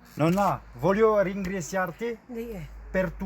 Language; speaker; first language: Italian; non-native, learner; French